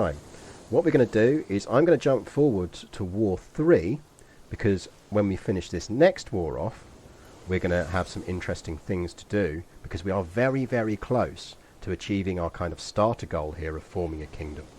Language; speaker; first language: English; native; English